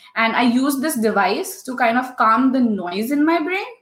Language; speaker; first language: English; non-native, local second language; Hindi